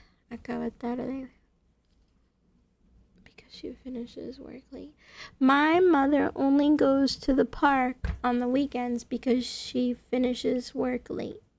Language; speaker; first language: English; native; English